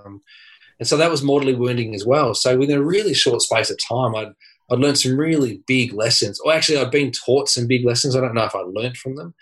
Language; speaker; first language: English; native; English